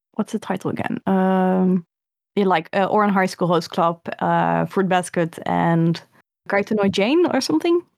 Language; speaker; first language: English; early bilingual, other home language; Dutch